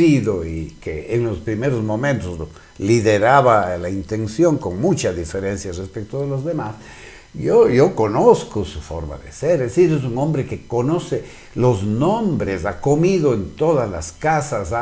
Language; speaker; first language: Spanish; native; Spanish